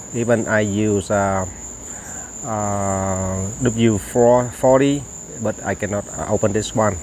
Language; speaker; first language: English; non-native, local second language; Vietnamese